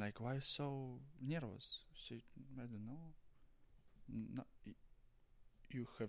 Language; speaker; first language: English; non-native, learner; Russian